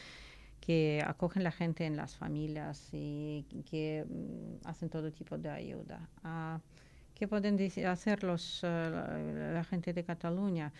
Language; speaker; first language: Spanish; non-native, learner; Ukrainian